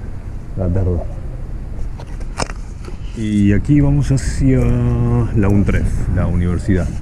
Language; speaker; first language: Spanish; native; Spanish